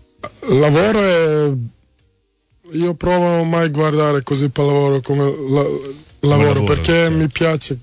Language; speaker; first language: Italian; non-native, learner; Serbian